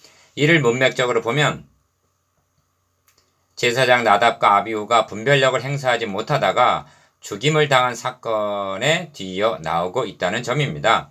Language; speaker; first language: Korean; native; Korean